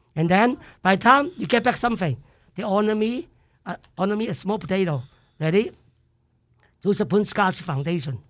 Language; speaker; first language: English; non-native, local second language; Cantonese